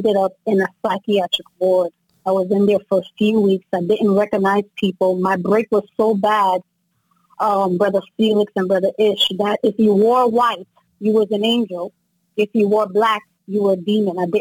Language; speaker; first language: English; native; English